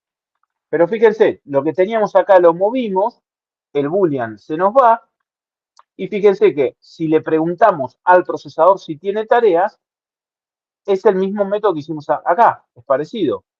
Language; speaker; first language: Spanish; native; Spanish